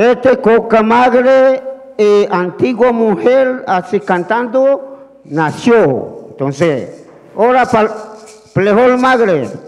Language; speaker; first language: Spanish; non-native, learner; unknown